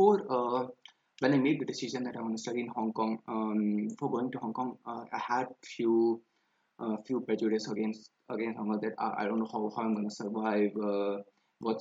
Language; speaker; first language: English; non-native, local second language; Hindi